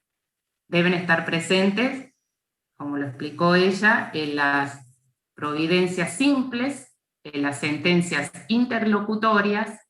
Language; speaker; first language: Spanish; native; Spanish